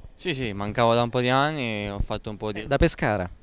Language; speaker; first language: Italian; native; Italian